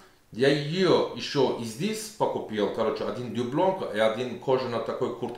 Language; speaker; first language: Russian; non-native, learner; Turkish